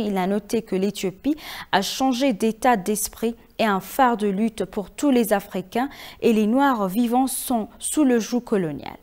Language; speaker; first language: French; non-native, fluent; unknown